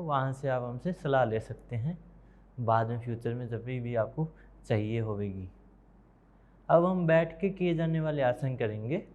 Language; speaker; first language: Hindi; native; Hindi